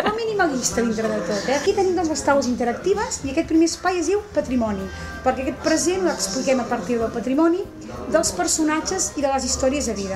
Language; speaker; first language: Catalan; native; Catalan